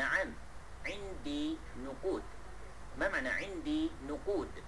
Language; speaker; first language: Arabic; non-native, fluent; Malay